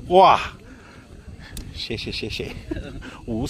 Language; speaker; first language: Chinese; non-native, learner; English